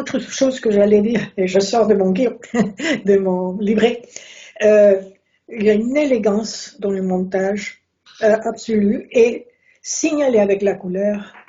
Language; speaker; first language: French; non-native, fluent; Spanish